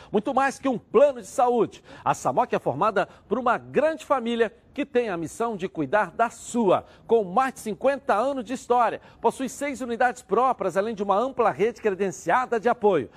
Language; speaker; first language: Portuguese; native; Portuguese